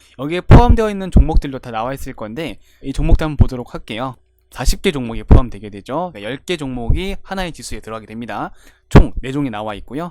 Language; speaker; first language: Korean; native; Korean